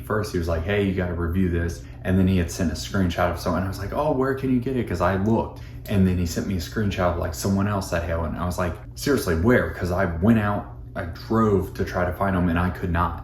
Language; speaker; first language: English; native; English